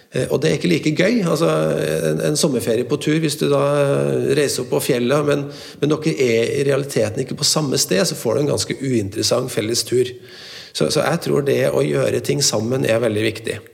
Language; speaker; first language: Norwegian; native; Norwegian